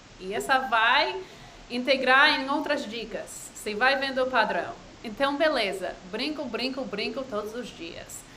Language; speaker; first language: Portuguese; non-native, fluent; English